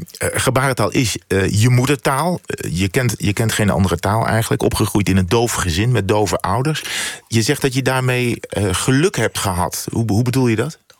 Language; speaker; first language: Dutch; native; Dutch